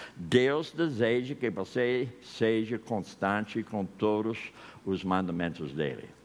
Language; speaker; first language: Portuguese; non-native, fluent; English